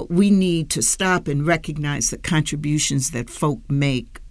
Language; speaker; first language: English; native; English